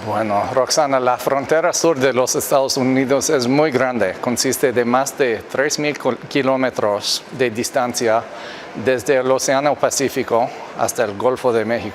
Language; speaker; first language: Spanish; non-native, fluent; English